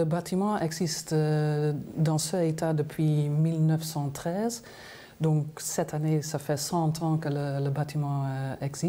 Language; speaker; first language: French; non-native, fluent; Dutch